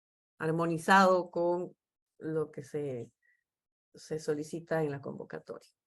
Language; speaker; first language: Spanish; native; Spanish